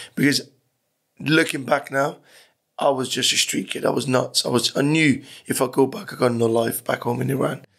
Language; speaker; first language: English; early bilingual, other home language; Persian